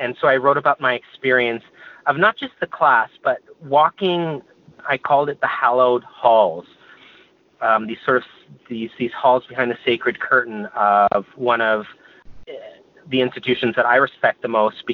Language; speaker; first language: English; native; English